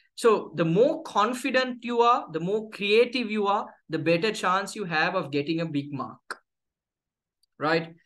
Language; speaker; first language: English; non-native, local second language; Sinhala